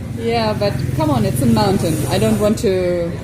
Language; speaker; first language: English; non-native, fluent; German